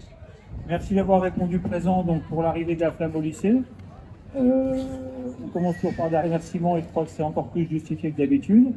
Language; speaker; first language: French; native; French